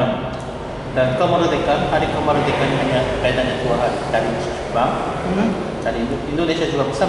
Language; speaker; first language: Indonesian; non-native, learner; Korean